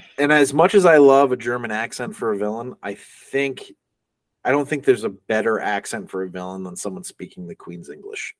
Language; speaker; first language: English; native; English